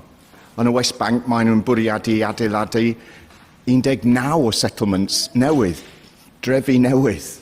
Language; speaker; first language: Welsh; non-native, fluent; English